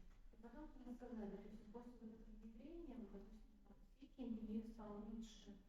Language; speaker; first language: Russian; non-native, local second language; Kazakh